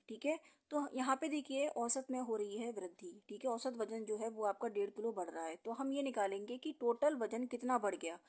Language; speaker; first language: Hindi; native; Hindi